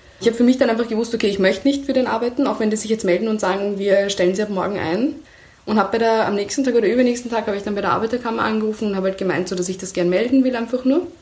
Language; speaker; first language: German; early bilingual, other home language; Persian